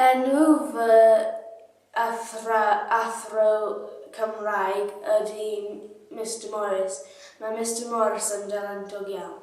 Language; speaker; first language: Welsh; non-native, learner; English